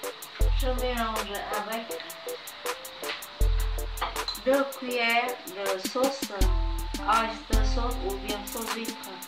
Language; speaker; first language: French; non-native, fluent; Vietnamese